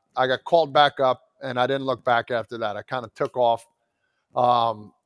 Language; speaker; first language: English; native; English